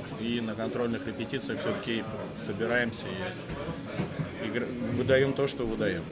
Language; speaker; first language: Russian; native; Russian